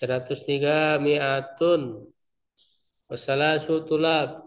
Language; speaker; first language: Arabic; non-native, fluent; Indonesian